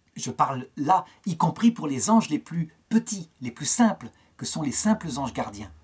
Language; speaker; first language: French; native; French